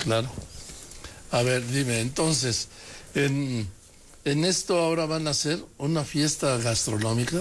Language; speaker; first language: Spanish; native; Spanish